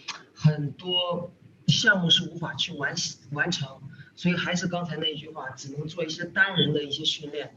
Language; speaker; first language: Chinese; native; Chinese